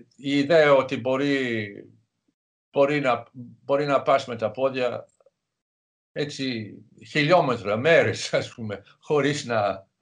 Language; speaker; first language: Greek; non-native, fluent; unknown